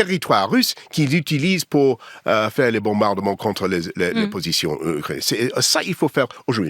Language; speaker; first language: French; non-native, learner; English